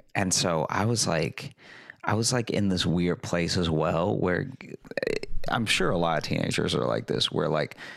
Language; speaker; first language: English; native; English